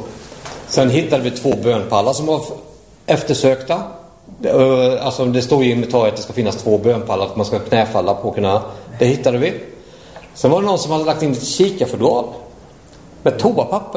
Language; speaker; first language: Swedish; native; Swedish